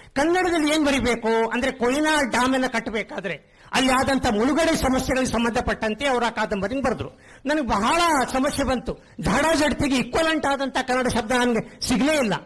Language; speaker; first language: Kannada; non-native, local second language; Konkani